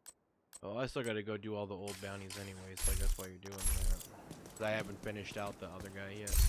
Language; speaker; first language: English; native; English